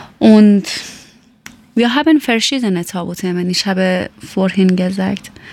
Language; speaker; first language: German; non-native, learner; Persian